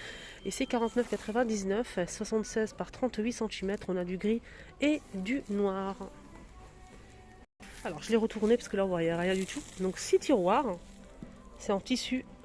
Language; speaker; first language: French; native; French